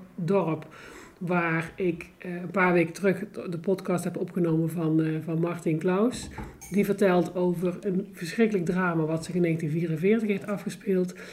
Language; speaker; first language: Dutch; native; Dutch